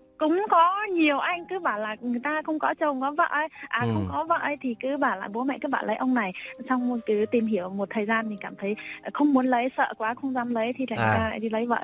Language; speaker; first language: Vietnamese; non-native, local second language; Iu Mien